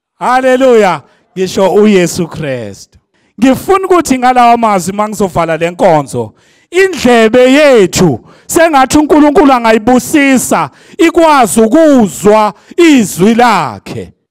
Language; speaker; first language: Zulu; non-native, local second language; Xhosa